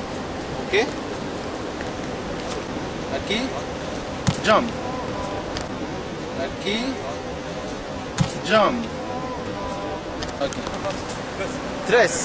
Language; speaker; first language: Spanish; non-native, learner; French